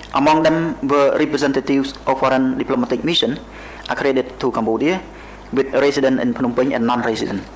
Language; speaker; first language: English; non-native, fluent; Khmer